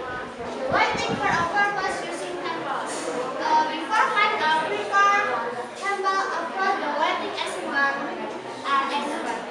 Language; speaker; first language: English; non-native, learner; Indonesian